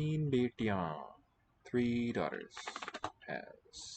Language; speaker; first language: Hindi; non-native, learner; English